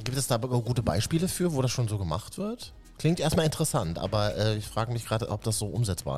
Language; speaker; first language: German; native; German